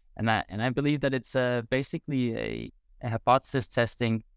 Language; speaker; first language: English; non-native, fluent; Portuguese